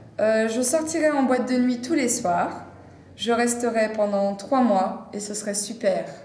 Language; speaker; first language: French; non-native, learner; English